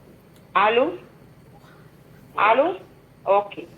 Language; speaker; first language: French; non-native, learner; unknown